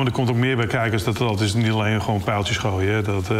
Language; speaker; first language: Dutch; native; Dutch